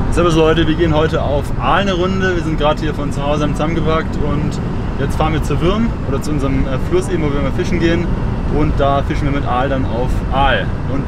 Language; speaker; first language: German; native; German